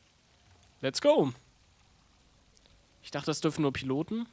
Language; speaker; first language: German; native; German